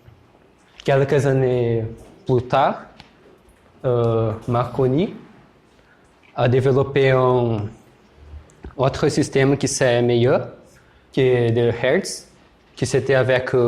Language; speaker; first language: French; non-native, learner; Portuguese